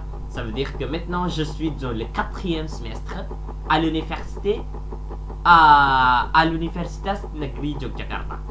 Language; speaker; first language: French; non-native, learner; Sasak